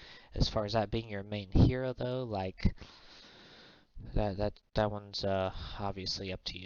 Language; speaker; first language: English; native; English